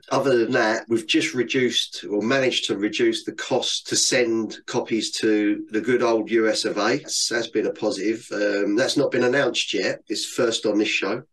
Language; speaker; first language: English; native; English